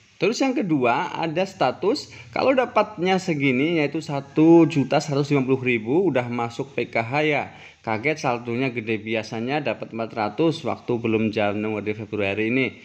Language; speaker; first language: Indonesian; native; Indonesian